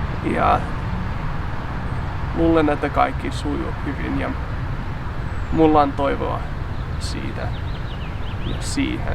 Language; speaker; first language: Finnish; non-native, learner; English